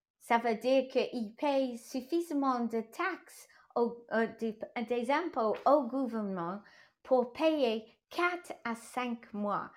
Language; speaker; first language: French; non-native, learner; English